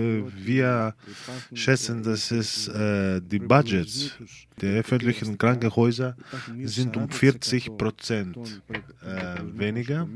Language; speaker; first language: German; non-native, fluent; Greek